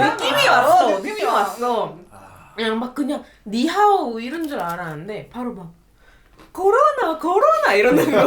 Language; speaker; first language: Korean; non-native, fluent; Indonesian